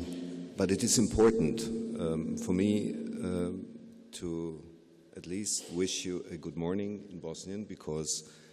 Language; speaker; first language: English; non-native, fluent; German